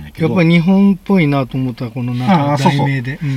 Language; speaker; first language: Japanese; native; Japanese